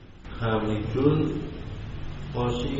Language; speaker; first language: Arabic; non-native, learner; Indonesian